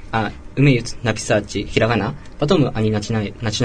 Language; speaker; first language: Russian; non-native, learner; Japanese